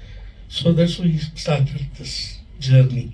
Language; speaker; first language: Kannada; non-native, local second language; Konkani